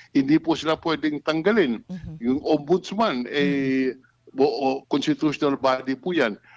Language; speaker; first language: Filipino; non-native, local second language; Hiligaynon